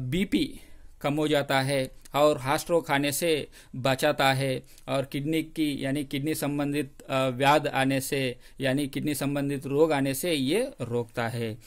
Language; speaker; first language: Hindi; non-native, local second language; Telugu